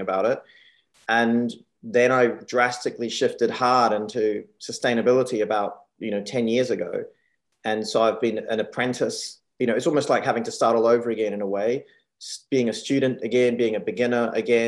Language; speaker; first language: English; native; English